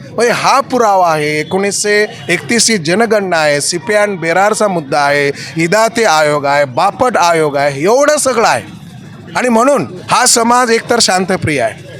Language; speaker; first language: Marathi; non-native, local second language; Lambadi